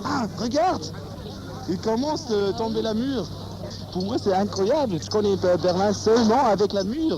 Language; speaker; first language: French; non-native, fluent; German